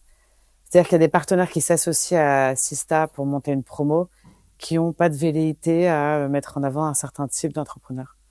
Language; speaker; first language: French; native; French